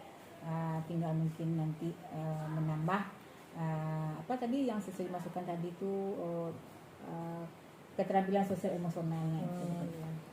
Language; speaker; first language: Indonesian; native; Indonesian